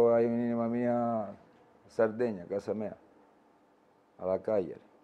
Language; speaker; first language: Romanian; non-native, learner; Italian